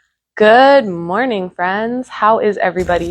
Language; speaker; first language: English; native; English